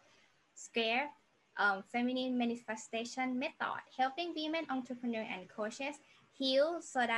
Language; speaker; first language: English; non-native, learner; Thai